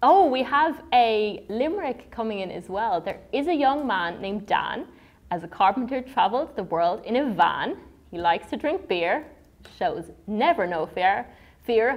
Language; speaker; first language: English; early bilingual, other home language; German